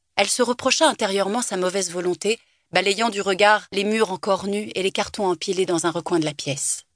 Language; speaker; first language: French; native; French